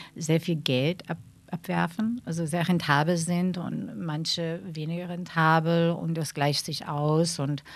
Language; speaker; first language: German; non-native, fluent; English